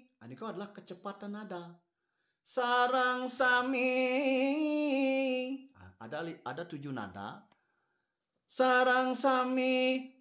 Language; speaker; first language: Indonesian; non-native, local second language; Balinese